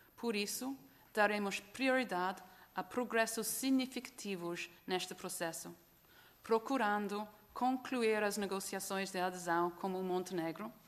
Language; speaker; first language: Portuguese; non-native, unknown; English